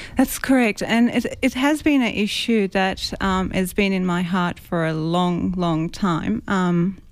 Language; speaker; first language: English; non-native, fluent; Greek